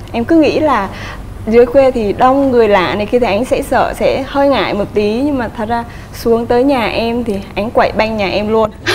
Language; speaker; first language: Vietnamese; native; Vietnamese